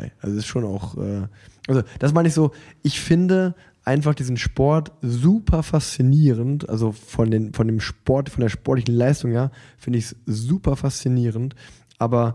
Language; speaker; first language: German; native; German